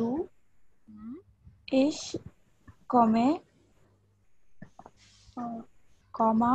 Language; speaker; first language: German; non-native, learner; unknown